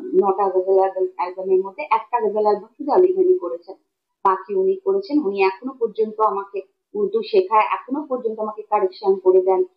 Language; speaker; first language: Bangla; native; Bangla